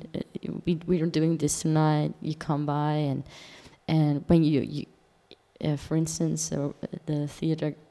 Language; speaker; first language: English; non-native, fluent; Dutch